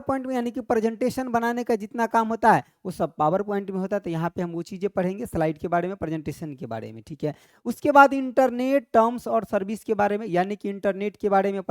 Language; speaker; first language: Hindi; native; Hindi